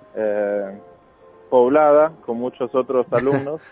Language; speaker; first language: Spanish; non-native, fluent; Norwegian